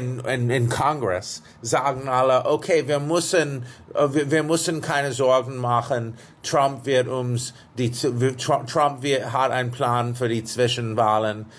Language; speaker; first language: German; non-native, fluent; English